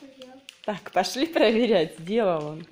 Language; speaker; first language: Russian; native; Russian